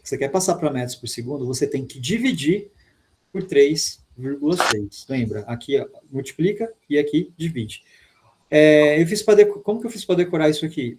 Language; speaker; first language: Portuguese; native; Portuguese